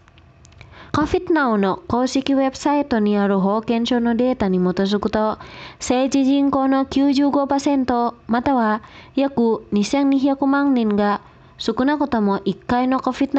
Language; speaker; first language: Japanese; non-native, fluent; Indonesian